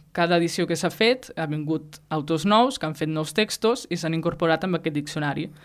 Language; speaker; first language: Catalan; native; Catalan